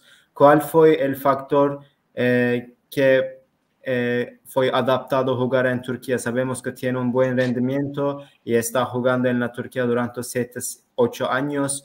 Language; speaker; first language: Spanish; non-native, learner; Turkish